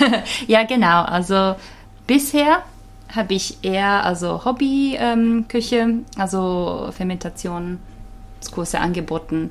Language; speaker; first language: German; non-native, fluent; Japanese